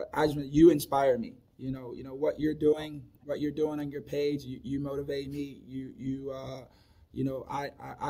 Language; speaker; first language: English; native; English